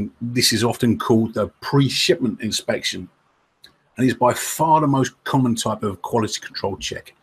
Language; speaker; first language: English; native; English